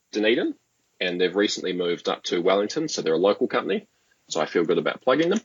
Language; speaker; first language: English; native; English